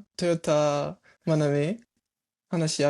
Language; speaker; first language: Japanese; non-native, learner; English